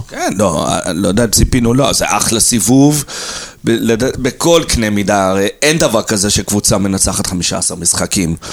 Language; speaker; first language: Hebrew; native; Hebrew